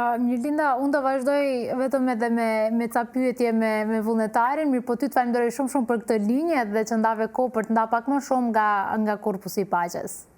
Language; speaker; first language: Albanian; native; Albanian